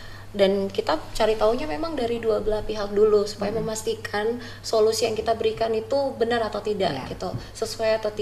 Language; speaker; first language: Indonesian; native; Indonesian